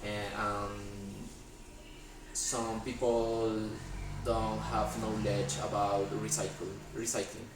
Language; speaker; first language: English; non-native, learner; Spanish